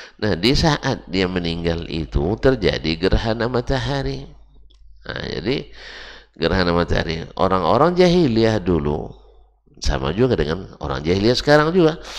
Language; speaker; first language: Indonesian; native; Indonesian